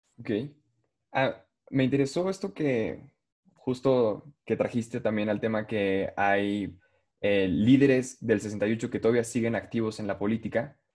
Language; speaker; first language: Spanish; native; Spanish